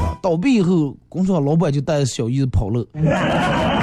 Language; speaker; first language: Chinese; native; Chinese